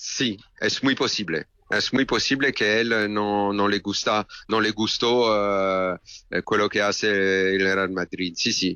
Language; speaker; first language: Spanish; non-native, fluent; French